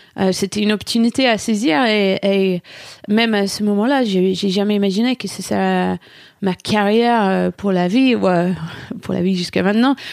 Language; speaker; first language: French; non-native, fluent; English